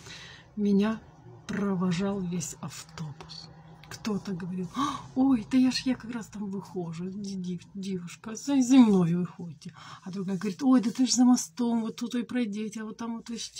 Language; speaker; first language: Russian; native; Russian